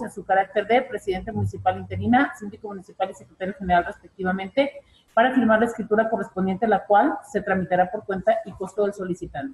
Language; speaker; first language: Spanish; native; Spanish